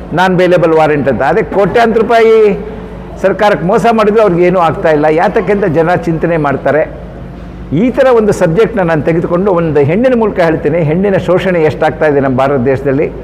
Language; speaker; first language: Kannada; non-native, local second language; Konkani